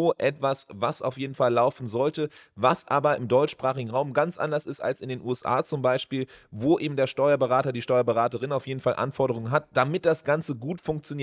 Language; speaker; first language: German; native; German